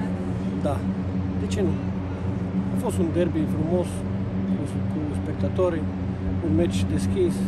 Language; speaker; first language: Romanian; non-native, learner; Macedonian